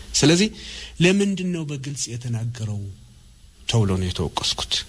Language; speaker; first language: Amharic; non-native, local second language; Tigrinya